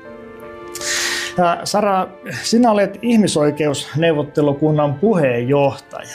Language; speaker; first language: Finnish; native; Finnish